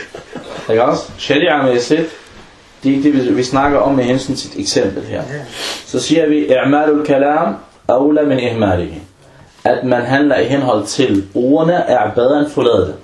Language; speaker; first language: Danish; early bilingual, other home language; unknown